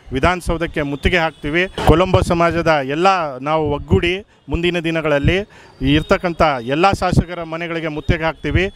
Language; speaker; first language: Kannada; non-native, local second language; Lambadi